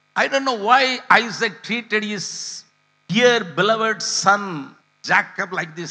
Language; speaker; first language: English; non-native, local second language; Tamil